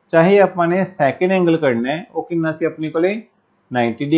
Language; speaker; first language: Hindi; non-native, local second language; Punjabi